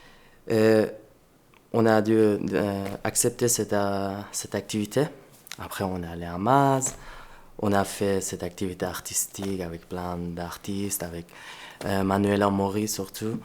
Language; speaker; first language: French; non-native, fluent; Persian